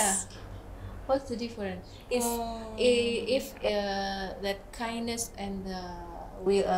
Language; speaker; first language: English; non-native, learner; Indonesian